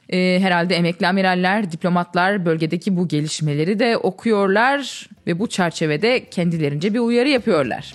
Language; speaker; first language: Turkish; native; Turkish